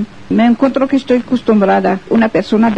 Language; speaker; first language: Spanish; non-native, fluent; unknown